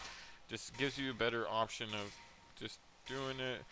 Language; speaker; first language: English; native; English